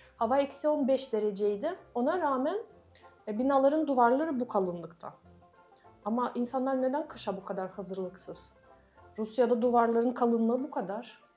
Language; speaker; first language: Turkish; non-native, fluent; Russian